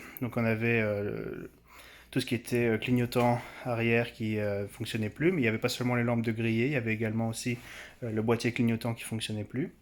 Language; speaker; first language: French; native; French